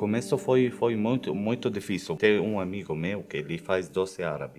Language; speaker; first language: Portuguese; non-native, fluent; Arabic